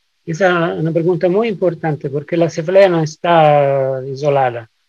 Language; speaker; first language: Spanish; non-native, learner; Italian